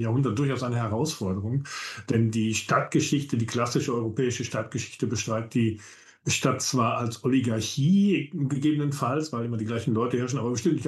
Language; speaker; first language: German; native; German